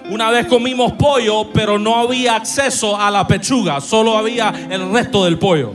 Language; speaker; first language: Spanish; native; Spanish